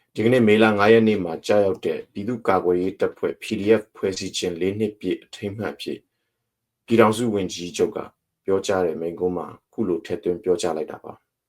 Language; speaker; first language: Burmese; non-native, local second language; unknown